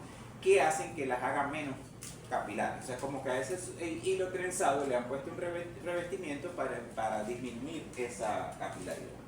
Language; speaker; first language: Spanish; native; Spanish